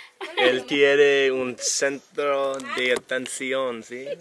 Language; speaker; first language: Spanish; non-native, learner; English